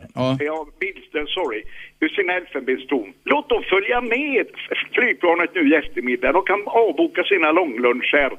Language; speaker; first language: Swedish; native; Swedish